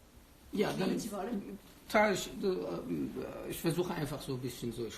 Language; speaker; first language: German; non-native, learner; Persian